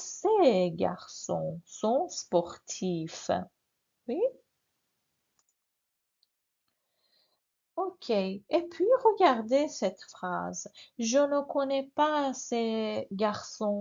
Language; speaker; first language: French; non-native, fluent; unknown